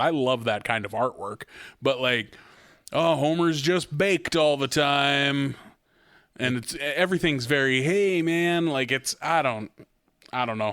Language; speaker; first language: English; native; English